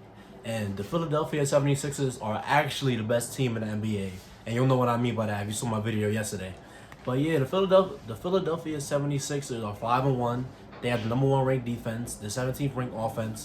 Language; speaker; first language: English; native; English